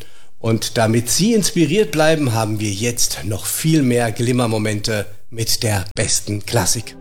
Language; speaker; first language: German; native; German